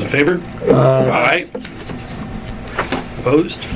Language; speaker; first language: English; native; English